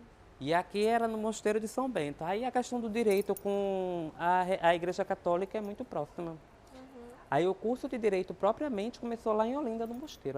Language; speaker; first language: Portuguese; native; Portuguese